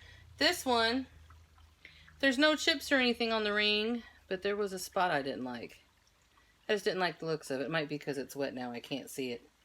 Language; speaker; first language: English; native; English